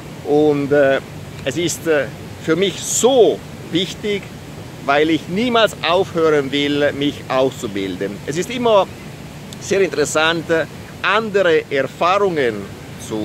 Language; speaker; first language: German; non-native, fluent; Italian